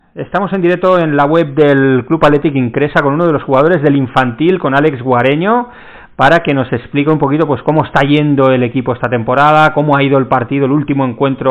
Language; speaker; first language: Spanish; native; Spanish